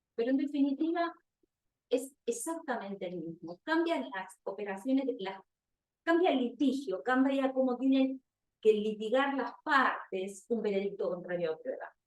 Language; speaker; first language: Spanish; native; Spanish